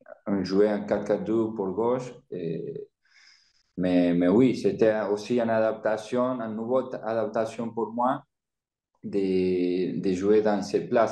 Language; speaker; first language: French; non-native, fluent; Spanish